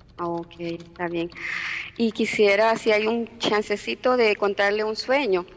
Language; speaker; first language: Spanish; native; Spanish